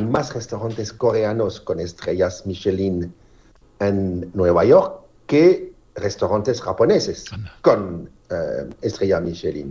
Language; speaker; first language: Spanish; non-native, fluent; French